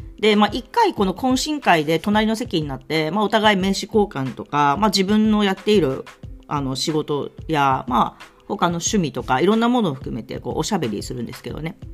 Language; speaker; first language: Japanese; native; Japanese